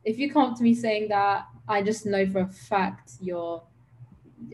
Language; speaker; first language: English; native; English